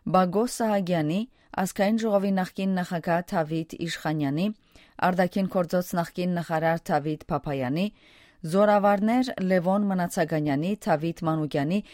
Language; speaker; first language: Armenian; early bilingual, heritage; Armenian